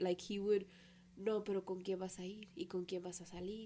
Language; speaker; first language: Spanish; early bilingual, heritage; Spanish